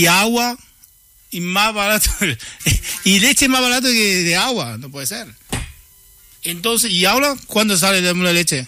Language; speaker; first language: Spanish; non-native, learner; Chinese